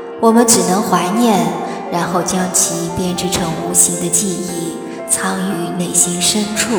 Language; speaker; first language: Chinese; native; Chinese